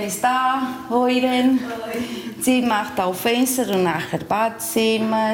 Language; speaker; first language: German; non-native, learner; Portuguese